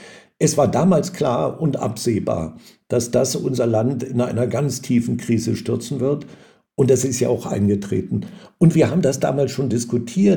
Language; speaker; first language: German; native; German